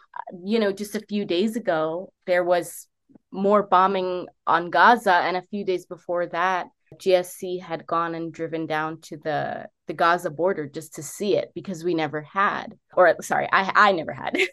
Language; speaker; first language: English; native; English